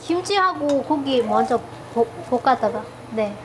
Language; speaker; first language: Korean; non-native, local second language; Lao